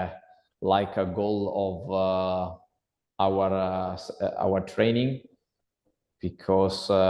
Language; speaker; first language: English; non-native, learner; Italian